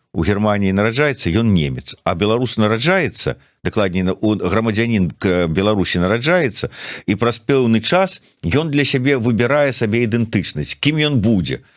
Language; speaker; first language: Belarusian; non-native, local second language; Russian